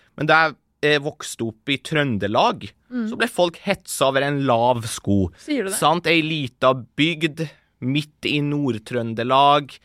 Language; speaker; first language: Norwegian; early bilingual, other home language; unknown